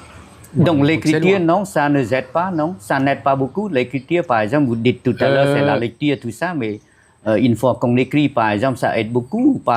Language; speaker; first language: French; non-native, fluent; Khmer